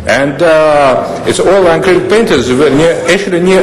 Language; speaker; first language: English; non-native, learner; Russian